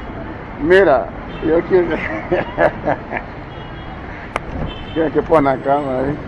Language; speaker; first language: Spanish; non-native, learner; English